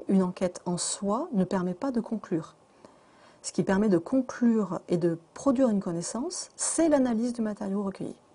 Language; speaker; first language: French; native; French